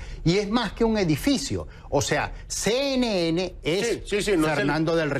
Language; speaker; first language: Spanish; native; Spanish